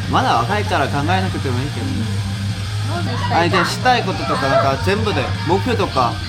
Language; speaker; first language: Japanese; non-native, learner; Korean